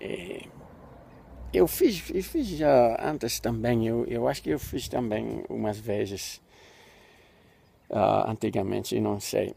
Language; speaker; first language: Portuguese; non-native, learner; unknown